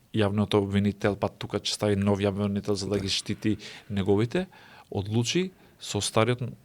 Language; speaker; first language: Macedonian; non-native, local second language; Albanian